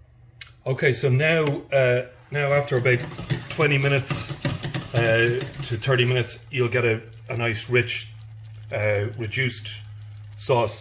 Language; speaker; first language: English; native; English